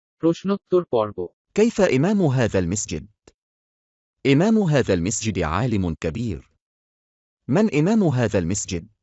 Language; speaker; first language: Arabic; non-native, fluent; Bangla